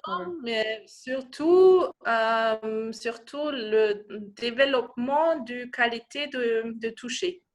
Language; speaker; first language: French; non-native, learner; German